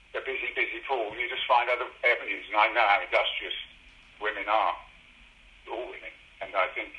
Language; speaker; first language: English; native; English